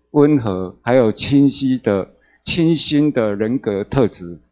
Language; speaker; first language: Chinese; native; Chinese